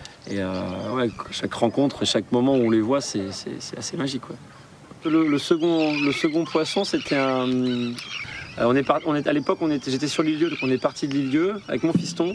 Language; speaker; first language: French; native; French